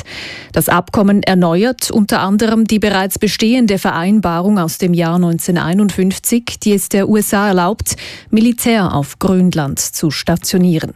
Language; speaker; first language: German; native; German